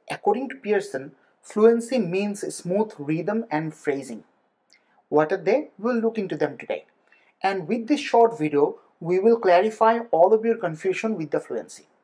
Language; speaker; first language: English; non-native, local second language; Bangla